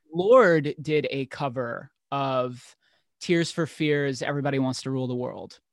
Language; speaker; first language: English; native; English